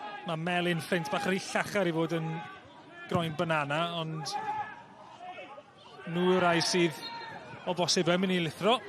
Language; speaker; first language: Welsh; native; Welsh